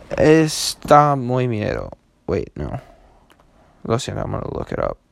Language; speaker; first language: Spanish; non-native, learner; English